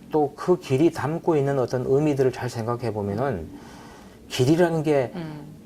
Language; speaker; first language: Korean; native; Korean